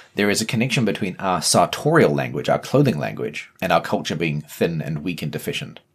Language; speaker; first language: English; native; English